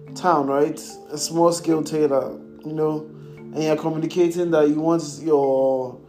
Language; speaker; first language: English; non-native, local second language; Akan